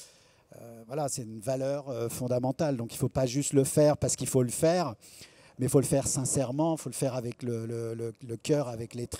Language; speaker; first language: French; native; French